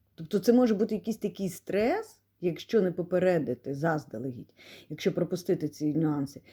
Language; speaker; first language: Ukrainian; non-native, local second language; Russian